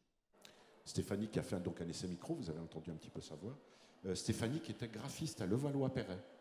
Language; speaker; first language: French; native; French